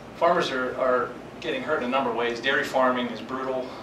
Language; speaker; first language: English; native; English